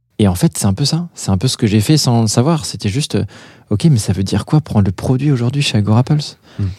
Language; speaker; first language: French; native; French